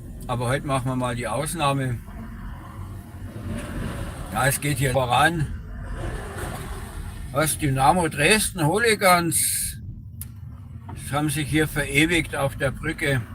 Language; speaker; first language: German; native; German